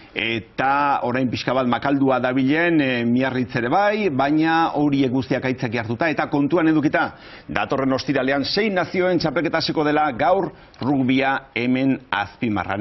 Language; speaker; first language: Basque; native; Basque